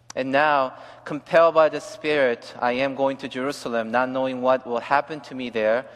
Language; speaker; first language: English; early bilingual, other home language; Korean